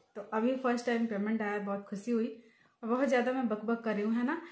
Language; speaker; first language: Hindi; native; Hindi